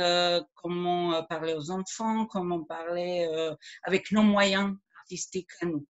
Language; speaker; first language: French; non-native, fluent; Croatian